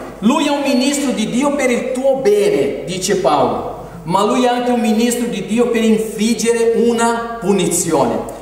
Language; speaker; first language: Italian; non-native, fluent; Portuguese